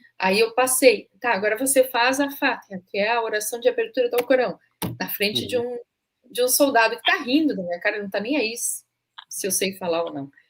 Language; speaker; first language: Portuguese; native; Portuguese